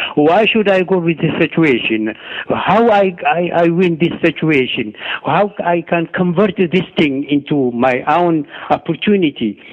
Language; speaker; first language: English; non-native, learner; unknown